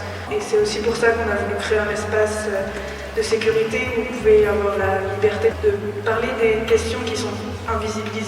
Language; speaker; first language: French; native; French